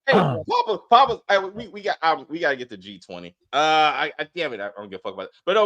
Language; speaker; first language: English; native; English